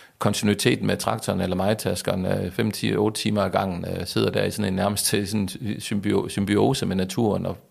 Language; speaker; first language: Danish; native; Danish